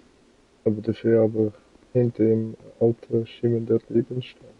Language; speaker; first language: German; native; German